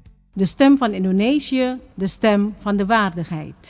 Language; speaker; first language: Dutch; non-native, fluent; Indonesian